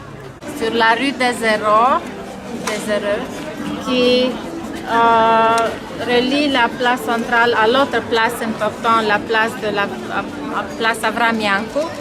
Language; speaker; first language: French; non-native, fluent; Romanian